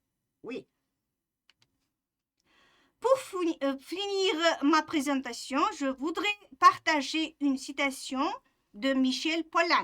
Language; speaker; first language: French; non-native, fluent; Uzbek